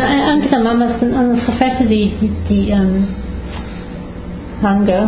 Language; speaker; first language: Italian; early bilingual, heritage; Italian